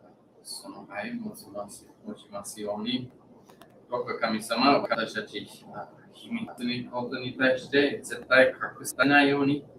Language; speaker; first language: Japanese; non-native, learner; English